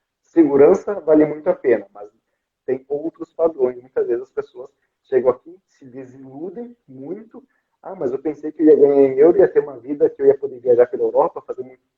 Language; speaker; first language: Portuguese; native; Portuguese